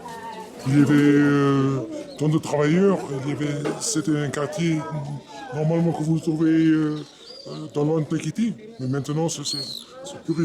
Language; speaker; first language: French; non-native, fluent; Chinese